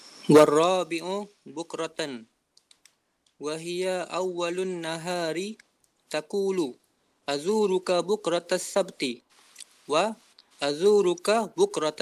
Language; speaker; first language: Arabic; non-native, learner; Malay